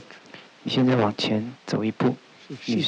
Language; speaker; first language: Chinese; native; Chinese